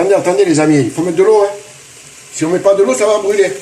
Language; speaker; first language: French; non-native, local second language; Arabic